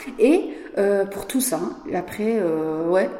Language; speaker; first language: French; non-native, learner; Persian